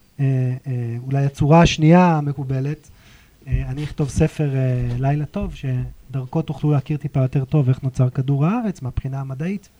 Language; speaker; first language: Hebrew; native; Hebrew